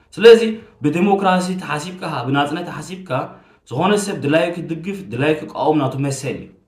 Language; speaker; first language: Tigrinya; early bilingual, heritage; Tigrinya